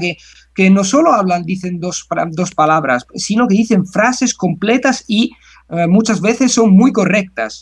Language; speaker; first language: Spanish; non-native, fluent; Italian